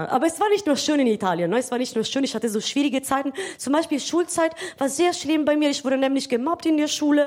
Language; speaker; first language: German; non-native, fluent; Italian